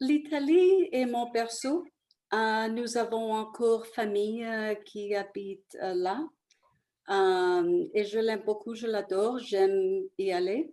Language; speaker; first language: French; early bilingual, other home language; Italian